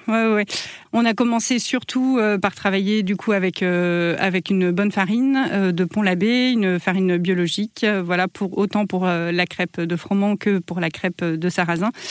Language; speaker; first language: French; native; French